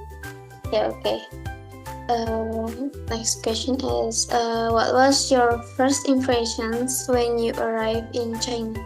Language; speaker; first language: English; non-native, learner; Indonesian